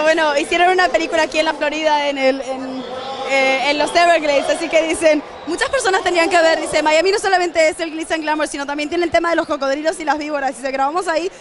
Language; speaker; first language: Spanish; native; Spanish